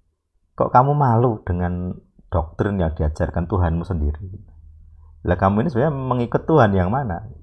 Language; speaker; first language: Indonesian; native; Indonesian